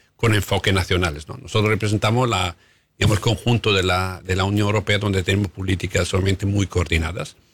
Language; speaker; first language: Spanish; non-native, fluent; Italian